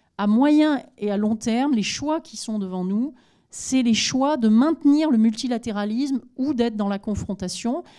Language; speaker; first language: French; native; French